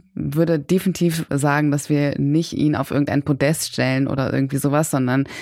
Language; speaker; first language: German; native; German